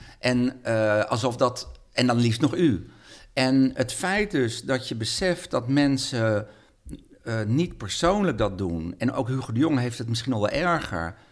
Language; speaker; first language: Dutch; native; Dutch